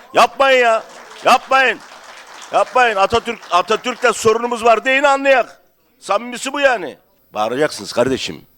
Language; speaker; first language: Turkish; native; Turkish